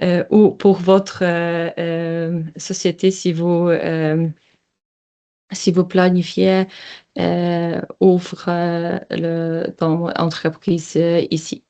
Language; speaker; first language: French; non-native, learner; Polish